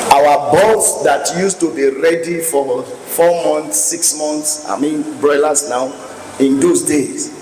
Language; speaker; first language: English; non-native, local second language; Yoruba